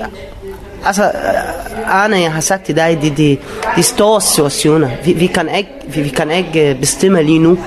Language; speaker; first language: Danish; non-native, learner; Arabic